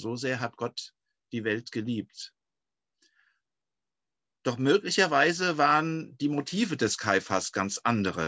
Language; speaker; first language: German; native; German